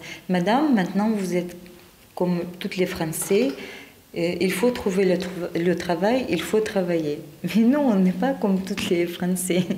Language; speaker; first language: French; non-native, fluent; Russian